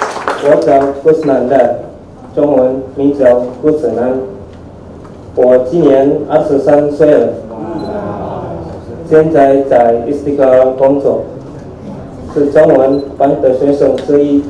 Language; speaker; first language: Chinese; non-native, learner; Indonesian